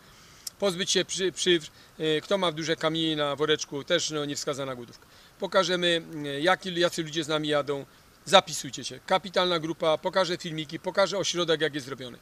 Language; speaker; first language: Polish; native; Polish